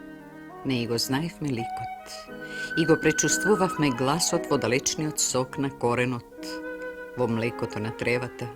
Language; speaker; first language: Macedonian; native; Macedonian